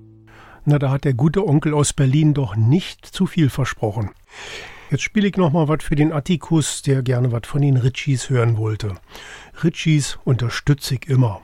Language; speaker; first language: German; native; German